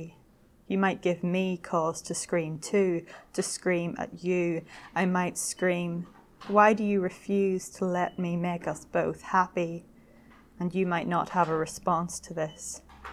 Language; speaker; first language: English; native; English